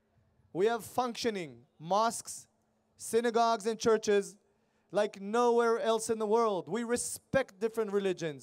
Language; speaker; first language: English; non-native, fluent; Hebrew